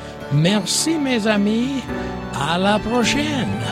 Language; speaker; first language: French; non-native, learner; English